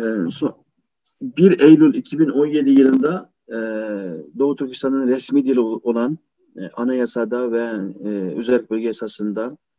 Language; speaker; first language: Turkish; non-native, fluent; Uyghur